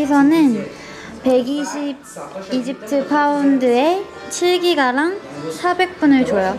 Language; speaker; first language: Korean; native; Korean